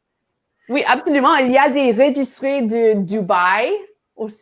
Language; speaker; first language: French; non-native, learner; English